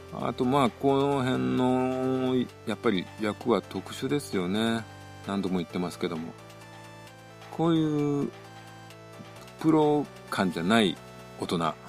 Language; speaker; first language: Japanese; native; Japanese